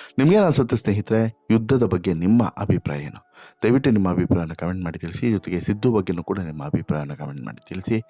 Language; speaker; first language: Kannada; native; Kannada